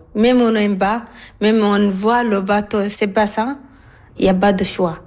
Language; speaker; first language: French; non-native, learner; Arabic